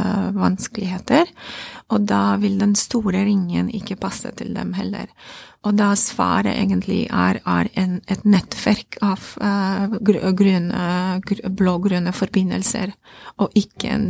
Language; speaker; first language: Norwegian; non-native, fluent; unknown